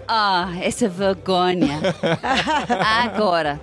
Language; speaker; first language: Portuguese; non-native, fluent; English